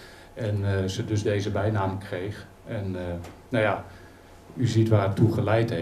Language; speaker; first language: Dutch; native; Dutch